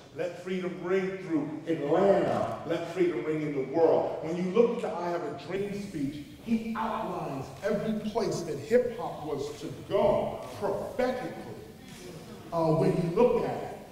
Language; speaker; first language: English; native; English